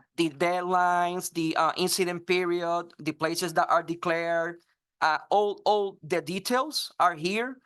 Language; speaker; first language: English; non-native, fluent; Spanish